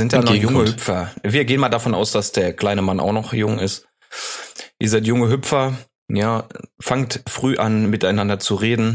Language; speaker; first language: German; native; German